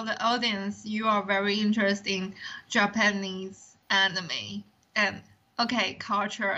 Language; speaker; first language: English; non-native, learner; Chinese